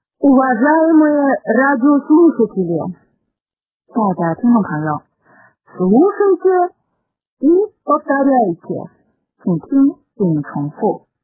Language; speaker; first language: Russian; non-native, fluent; Chinese